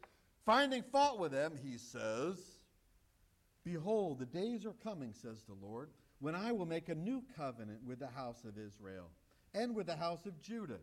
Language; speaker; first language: English; native; English